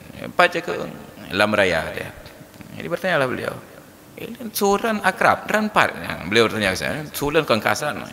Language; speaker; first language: Malay; non-native, local second language; Achinese